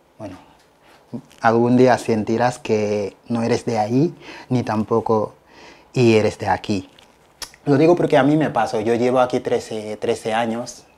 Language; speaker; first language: Spanish; non-native, fluent; Wolof